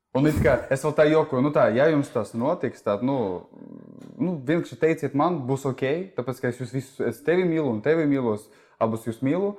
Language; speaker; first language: Latvian; non-native, local second language; Russian